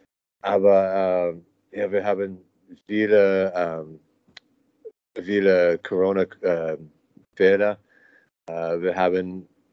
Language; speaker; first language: German; non-native, learner; English